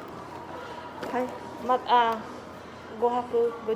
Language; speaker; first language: Japanese; non-native, learner; Filipino